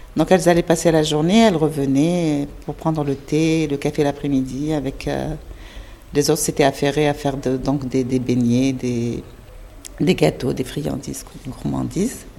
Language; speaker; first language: French; non-native, local second language; Arabic